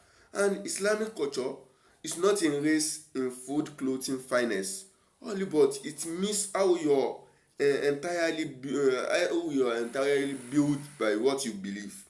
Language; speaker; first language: English; non-native, local second language; Yoruba